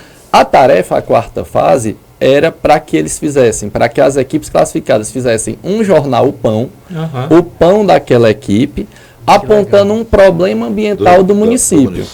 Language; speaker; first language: Portuguese; native; Portuguese